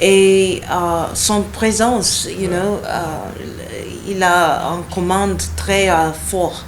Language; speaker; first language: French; non-native, learner; Yoruba